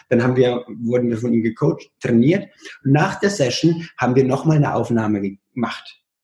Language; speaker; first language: German; early bilingual, other home language; Italian